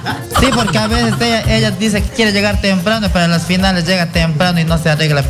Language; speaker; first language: Spanish; native; Spanish